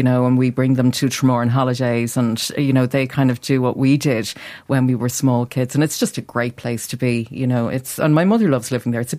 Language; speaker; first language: English; native; English